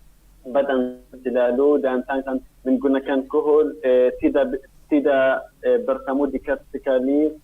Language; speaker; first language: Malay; non-native, learner; Arabic